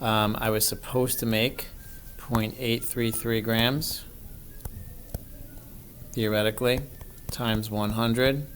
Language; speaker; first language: English; native; English